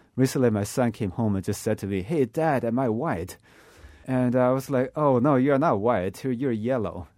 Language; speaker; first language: English; non-native, fluent; Chinese